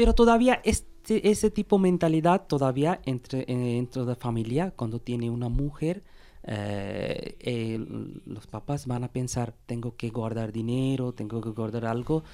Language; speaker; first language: Spanish; non-native, learner; Bangla